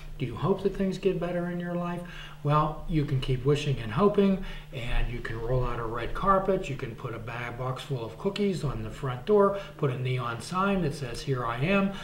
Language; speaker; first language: English; native; English